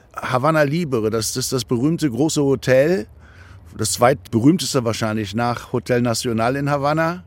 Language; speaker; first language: German; non-native, fluent; Spanish